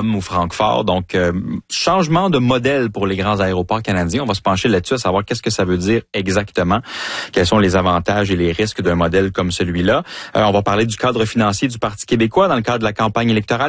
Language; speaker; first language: French; native; French